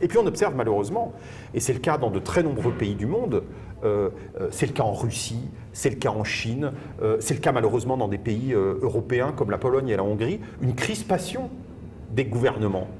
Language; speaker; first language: French; native; French